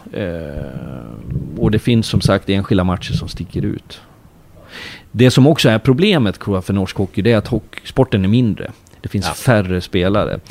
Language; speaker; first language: Swedish; native; Swedish